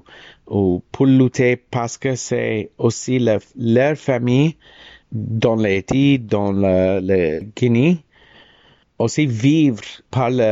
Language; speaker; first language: French; non-native, learner; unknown